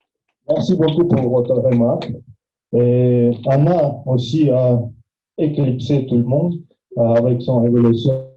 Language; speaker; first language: French; non-native, fluent; Russian